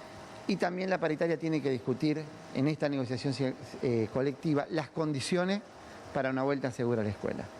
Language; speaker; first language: Spanish; native; Spanish